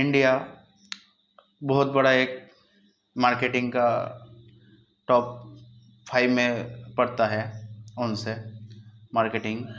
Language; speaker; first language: Hindi; non-native, local second language; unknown